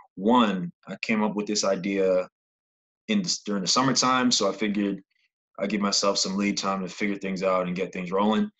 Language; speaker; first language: English; native; English